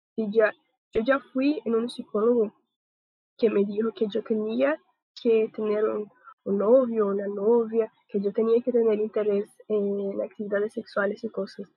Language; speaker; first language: Spanish; non-native, learner; Portuguese